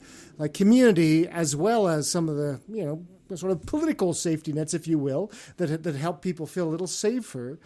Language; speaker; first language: English; native; English